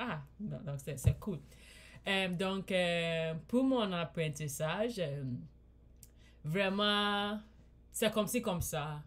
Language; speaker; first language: French; non-native, learner; English